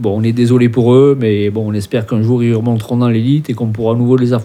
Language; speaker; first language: French; native; French